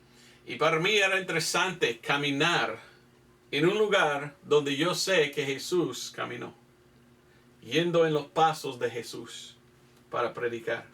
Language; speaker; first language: Spanish; non-native, fluent; English